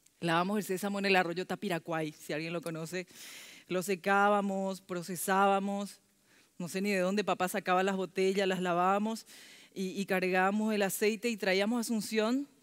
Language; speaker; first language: Spanish; early bilingual, other home language; Korean